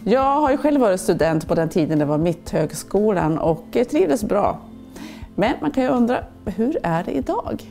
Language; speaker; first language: Swedish; native; Swedish